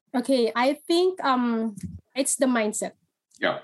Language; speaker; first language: English; non-native, local second language; Filipino